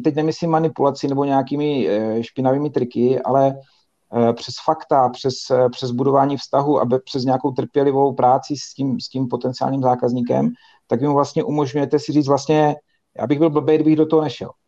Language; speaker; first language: Czech; native; Czech